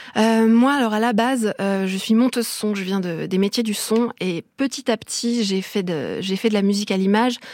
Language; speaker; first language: French; native; French